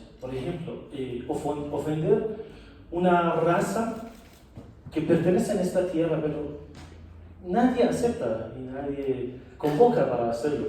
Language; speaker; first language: Spanish; non-native, fluent; Persian